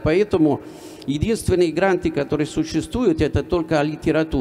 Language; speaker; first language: Russian; non-native, fluent; Italian